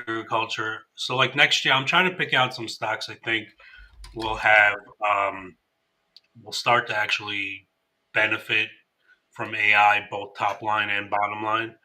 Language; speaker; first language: English; native; English